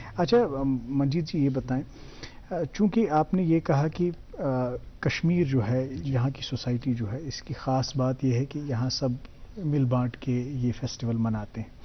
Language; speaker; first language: Urdu; non-native, local second language; Kashmiri